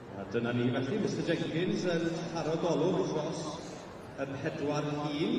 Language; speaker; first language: Welsh; native; Welsh